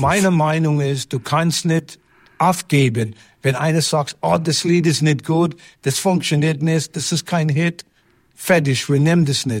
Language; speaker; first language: German; non-native, fluent; English